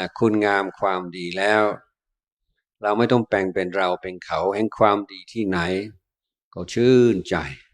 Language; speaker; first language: Thai; non-native, fluent; English